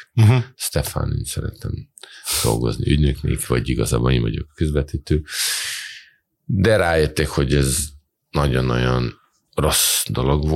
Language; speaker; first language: Hungarian; non-native, fluent; Serbian